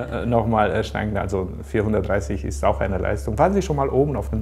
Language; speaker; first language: German; native; German